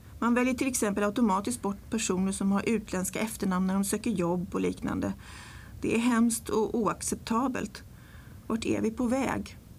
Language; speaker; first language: Swedish; early bilingual, other home language; English